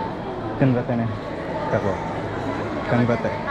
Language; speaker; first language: Japanese; non-native, learner; Indonesian